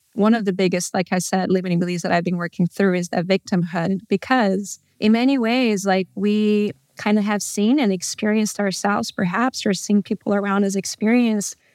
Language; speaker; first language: English; non-native, fluent; Portuguese